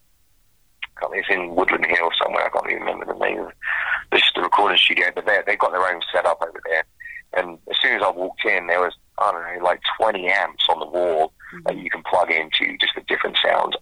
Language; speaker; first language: English; native; English